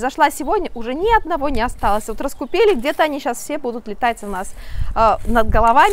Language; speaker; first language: Russian; native; Russian